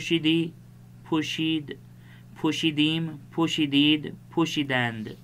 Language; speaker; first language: Persian; non-native, fluent; Urdu